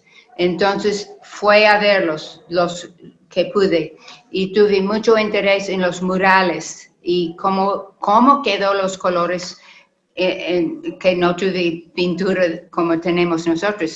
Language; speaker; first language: Spanish; non-native, learner; English